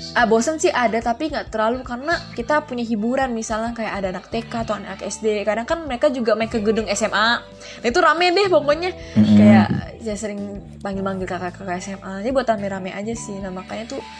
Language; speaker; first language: Indonesian; early bilingual, heritage; Malay